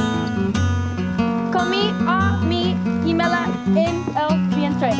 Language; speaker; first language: Spanish; non-native, learner; English